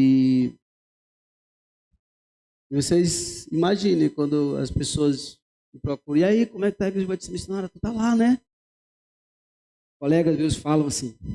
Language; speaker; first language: Portuguese; native; Portuguese